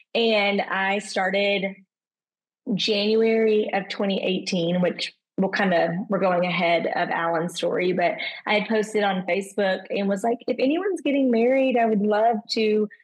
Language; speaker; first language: English; native; English